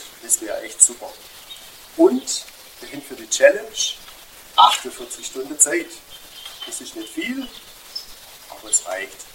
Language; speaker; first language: German; native; German